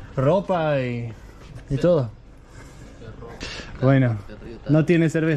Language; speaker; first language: Spanish; non-native, learner; Danish